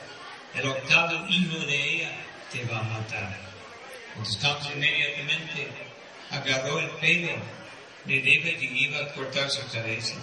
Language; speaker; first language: Spanish; non-native, fluent; Portuguese